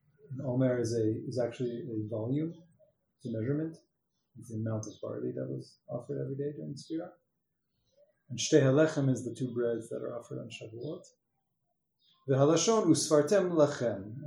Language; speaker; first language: English; native; English